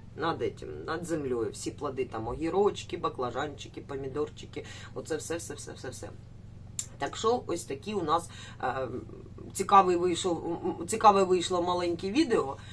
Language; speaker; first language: Ukrainian; native; Ukrainian